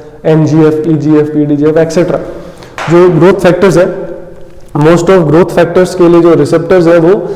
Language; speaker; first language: Hindi; native; Hindi